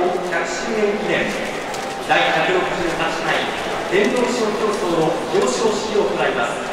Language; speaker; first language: Japanese; native; Japanese